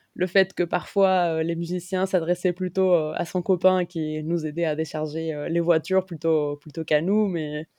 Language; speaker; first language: French; non-native, fluent; Spanish